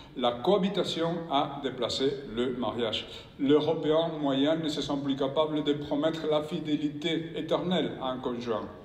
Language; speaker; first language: French; non-native, fluent; Spanish